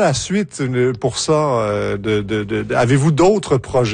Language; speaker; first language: French; native; French